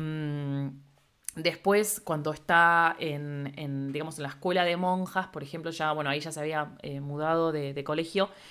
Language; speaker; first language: Spanish; native; Spanish